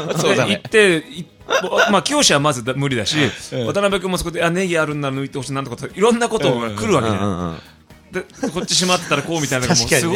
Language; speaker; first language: Japanese; native; Japanese